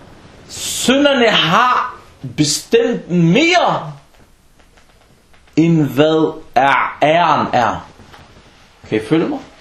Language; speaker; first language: Danish; non-native, fluent; Arabic